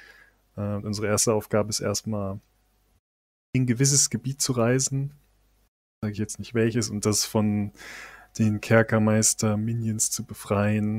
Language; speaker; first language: German; native; German